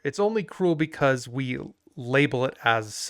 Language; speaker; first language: English; native; English